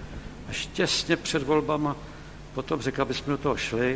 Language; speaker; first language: Czech; native; Czech